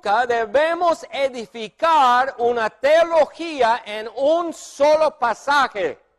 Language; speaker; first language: Spanish; non-native, fluent; English